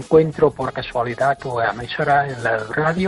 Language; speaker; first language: Spanish; non-native, fluent; English